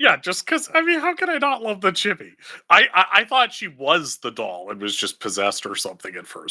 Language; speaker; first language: English; native; English